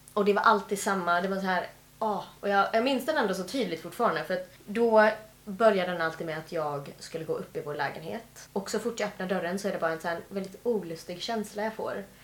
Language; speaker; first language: Swedish; native; Swedish